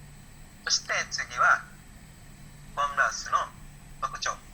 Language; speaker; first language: Japanese; non-native, learner; Indonesian